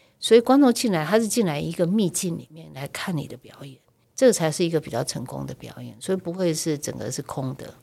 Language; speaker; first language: Chinese; native; Chinese